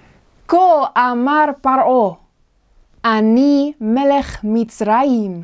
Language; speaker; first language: Hebrew; non-native, fluent; English